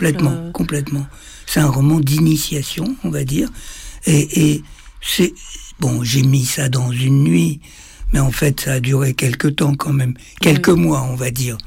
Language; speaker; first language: French; native; French